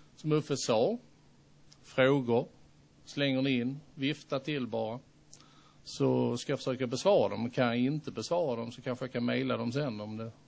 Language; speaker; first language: Swedish; native; Swedish